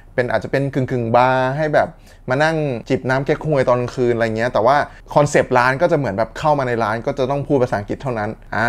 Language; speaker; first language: Thai; native; Thai